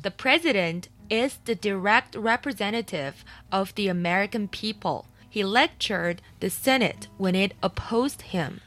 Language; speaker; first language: English; non-native, fluent; Chinese